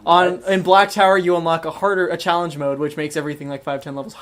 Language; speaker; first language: English; native; English